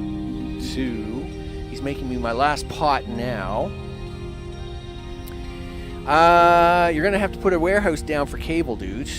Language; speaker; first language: English; native; English